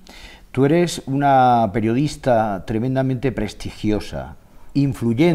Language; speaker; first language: Spanish; native; Spanish